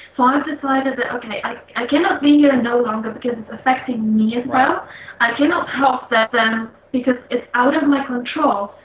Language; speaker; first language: English; non-native, fluent; Polish